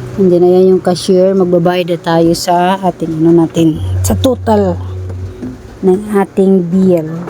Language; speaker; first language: Filipino; non-native, local second language; Cebuano